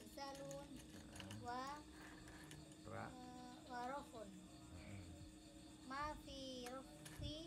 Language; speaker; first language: Arabic; non-native, learner; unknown